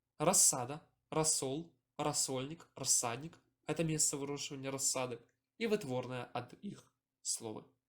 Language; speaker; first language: Belarusian; native; Belarusian